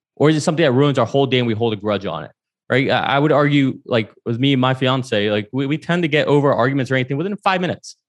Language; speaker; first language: English; native; English